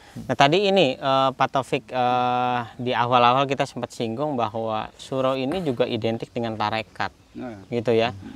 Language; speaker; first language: Indonesian; non-native, local second language; Sundanese